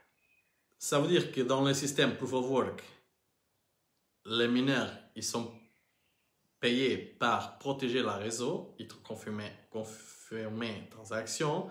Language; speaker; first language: French; non-native, learner; Portuguese